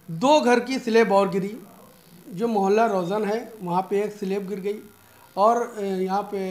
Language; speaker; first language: Hindi; native; Hindi